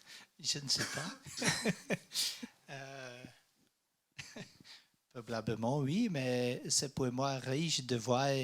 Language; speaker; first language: French; non-native, learner; Dutch